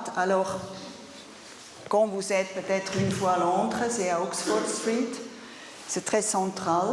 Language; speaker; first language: French; non-native, learner; German